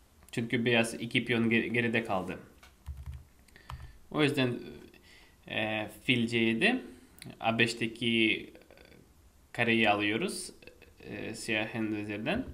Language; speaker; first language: Turkish; non-native, fluent; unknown